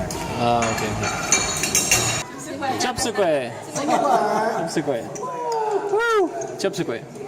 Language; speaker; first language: French; native; French